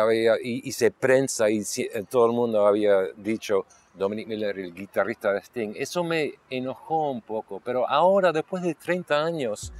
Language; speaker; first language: Spanish; non-native, local second language; English